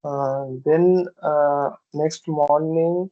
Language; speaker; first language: English; non-native, learner; Bangla